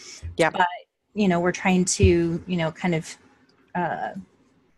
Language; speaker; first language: English; native; English